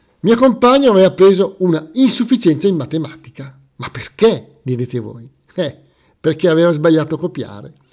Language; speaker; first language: Italian; native; Italian